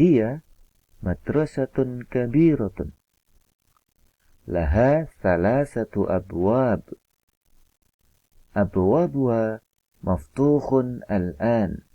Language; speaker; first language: Arabic; non-native, fluent; Indonesian